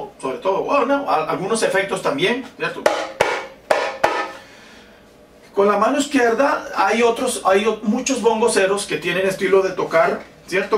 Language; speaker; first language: Spanish; native; Spanish